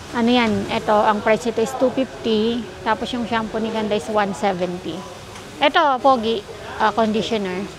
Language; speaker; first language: Filipino; native; Filipino